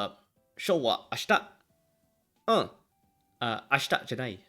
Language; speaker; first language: Japanese; non-native, learner; English